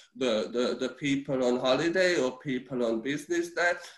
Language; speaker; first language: English; early bilingual, other home language; Hungarian